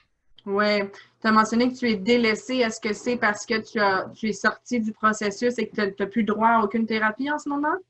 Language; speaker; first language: French; native; French